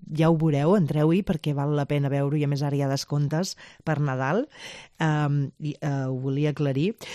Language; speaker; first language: Catalan; native; Catalan